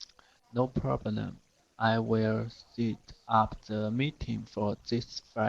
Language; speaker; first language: English; non-native, learner; Chinese